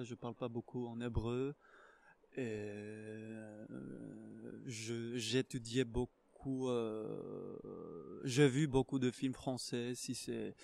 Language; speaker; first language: French; non-native, fluent; Hebrew